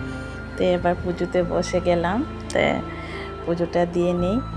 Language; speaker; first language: Bangla; native; Bangla